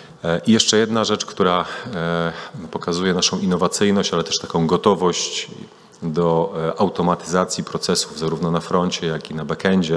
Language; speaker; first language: Polish; native; Polish